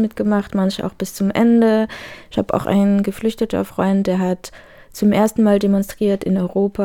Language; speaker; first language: German; native; German